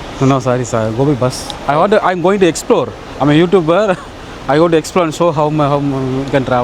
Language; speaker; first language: English; non-native, local second language; Tamil